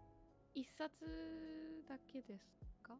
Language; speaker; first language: Japanese; non-native, fluent; English